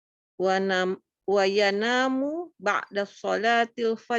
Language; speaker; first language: Arabic; non-native, learner; Indonesian